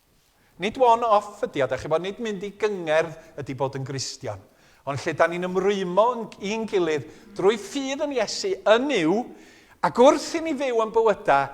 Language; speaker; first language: Welsh; native; Welsh